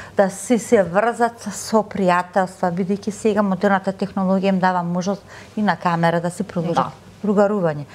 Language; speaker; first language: Macedonian; native; Macedonian